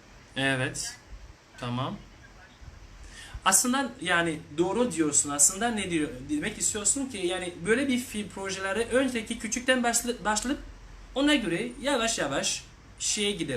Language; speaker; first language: Turkish; non-native, learner; French